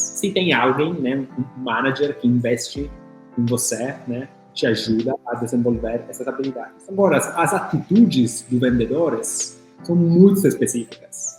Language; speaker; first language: Portuguese; non-native, fluent; Italian